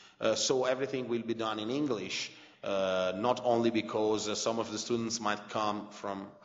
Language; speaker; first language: English; non-native, fluent; Italian